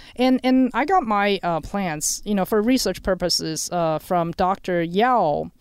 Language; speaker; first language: English; non-native, fluent; Chinese